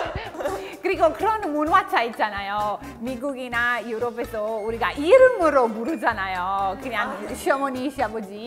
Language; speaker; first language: Korean; non-native, fluent; Italian